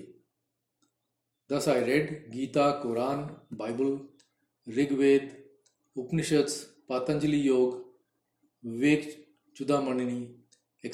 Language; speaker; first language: English; non-native, local second language; Hindi